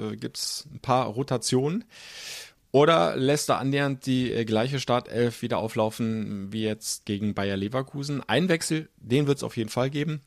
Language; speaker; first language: German; native; German